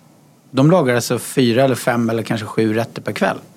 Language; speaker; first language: Swedish; native; Swedish